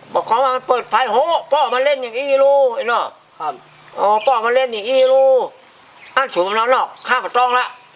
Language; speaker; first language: Thai; native; Thai